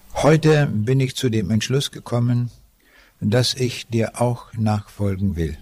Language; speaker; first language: German; native; German